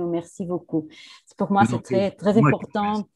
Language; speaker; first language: French; non-native, fluent; Portuguese